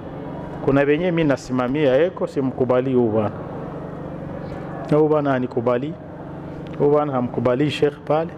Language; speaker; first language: Swahili; non-native, local second language; Rundi